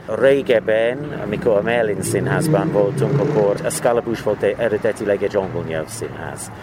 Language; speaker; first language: Hungarian; non-native, learner; English